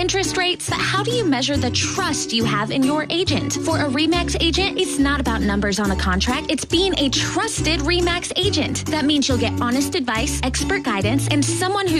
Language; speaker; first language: English; native; English